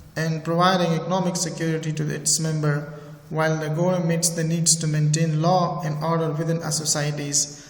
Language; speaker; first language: English; non-native, fluent; Persian